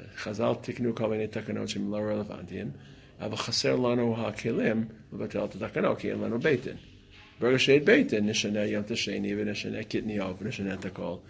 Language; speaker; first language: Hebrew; non-native, fluent; English